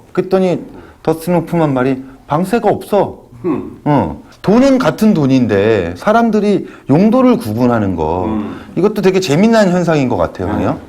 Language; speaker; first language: Korean; native; Korean